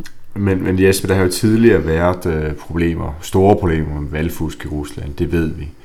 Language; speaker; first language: Danish; native; Danish